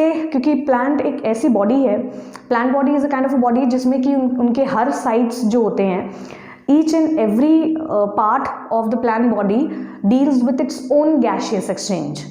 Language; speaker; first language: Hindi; native; Hindi